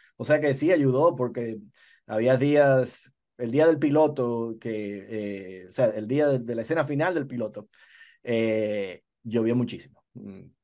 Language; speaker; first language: Spanish; native; Spanish